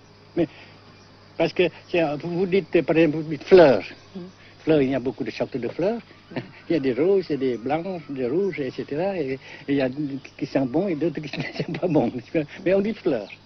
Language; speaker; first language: French; non-native, local second language; Vietnamese